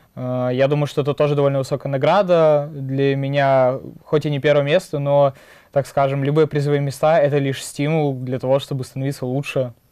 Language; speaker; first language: Russian; native; Russian